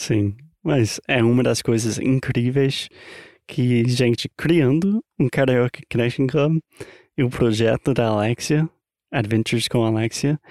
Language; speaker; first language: Portuguese; non-native, fluent; English